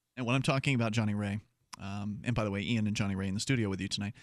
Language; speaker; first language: English; native; English